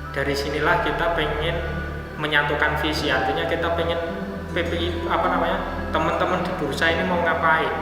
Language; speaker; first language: Indonesian; native; Indonesian